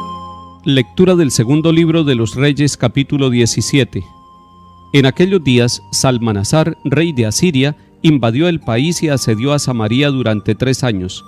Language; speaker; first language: Spanish; native; Spanish